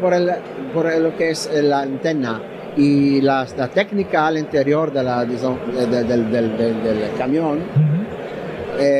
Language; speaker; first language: Spanish; non-native, learner; Italian